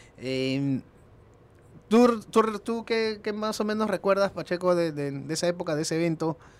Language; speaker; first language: Spanish; native; Spanish